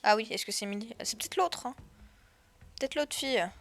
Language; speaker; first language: French; native; French